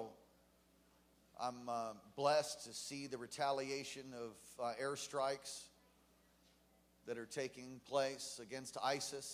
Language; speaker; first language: English; native; English